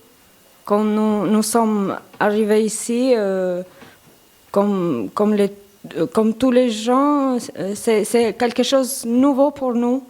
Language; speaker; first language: French; non-native, learner; Albanian